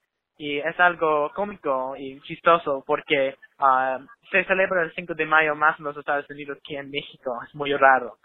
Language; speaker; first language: Spanish; non-native, learner; English